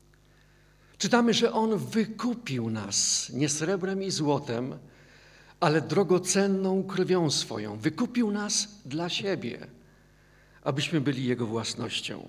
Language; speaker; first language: Polish; native; Polish